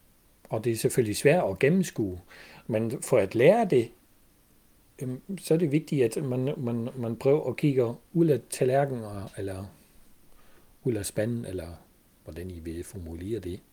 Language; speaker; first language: Danish; non-native, fluent; German